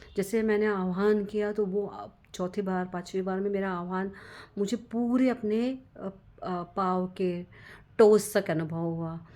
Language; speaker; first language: Hindi; native; Hindi